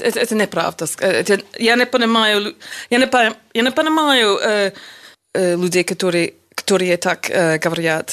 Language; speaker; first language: Russian; non-native, learner; English